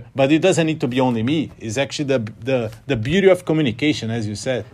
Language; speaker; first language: English; non-native, fluent; Portuguese